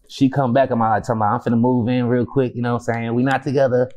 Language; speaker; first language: English; native; English